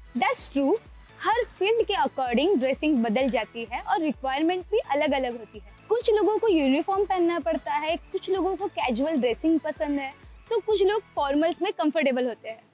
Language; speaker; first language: Hindi; non-native, local second language; Marathi